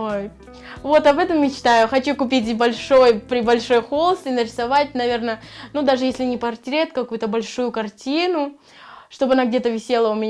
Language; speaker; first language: Russian; native; Russian